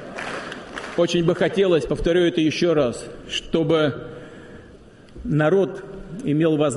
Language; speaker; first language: Russian; native; Russian